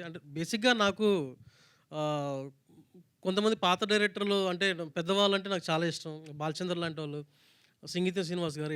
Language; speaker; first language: Telugu; native; Telugu